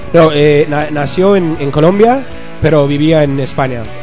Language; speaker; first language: Spanish; non-native, learner; English